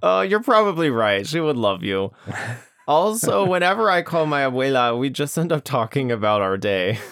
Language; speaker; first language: English; native; English